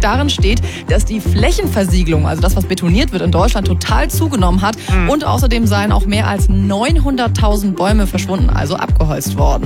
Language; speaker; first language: German; native; German